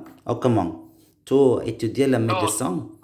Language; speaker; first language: French; non-native, learner; Indonesian